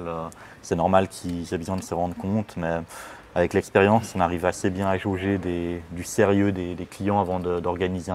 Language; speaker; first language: French; native; French